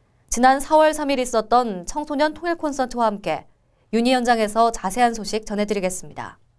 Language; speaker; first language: Korean; native; Korean